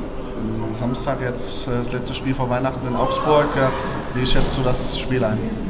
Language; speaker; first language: German; native; German